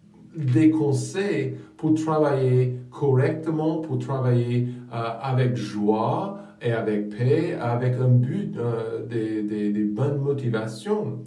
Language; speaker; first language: French; non-native, fluent; English